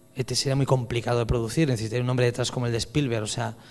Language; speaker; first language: Spanish; native; Spanish